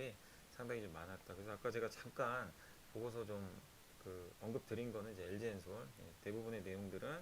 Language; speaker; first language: Korean; native; Korean